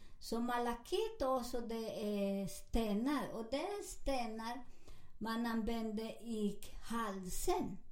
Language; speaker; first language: Swedish; non-native, learner; Spanish